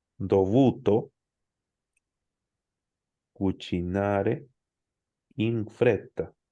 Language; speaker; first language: Italian; non-native, fluent; Spanish